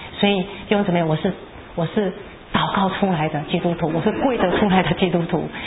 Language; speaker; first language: Chinese; non-native, local second language; Hakka Chinese